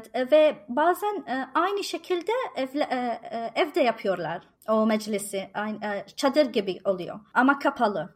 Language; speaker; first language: Turkish; non-native, fluent; Arabic